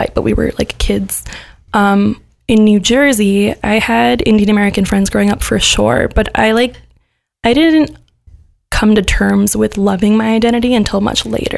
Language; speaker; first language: English; early bilingual, other home language; Gujarati